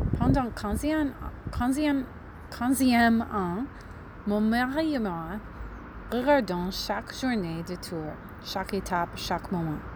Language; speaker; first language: French; non-native, learner; English